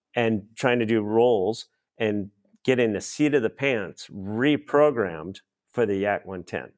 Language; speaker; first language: English; native; English